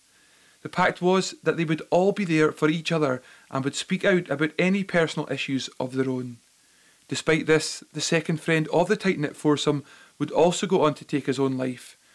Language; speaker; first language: English; native; English